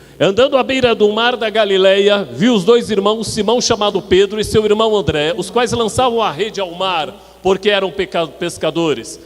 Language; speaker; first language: Portuguese; native; Portuguese